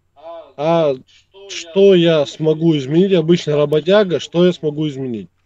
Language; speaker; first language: Russian; native; Russian